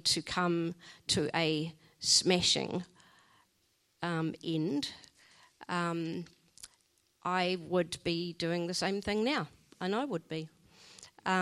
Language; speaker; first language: English; native; English